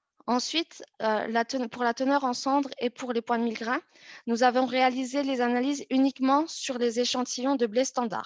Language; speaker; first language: French; native; French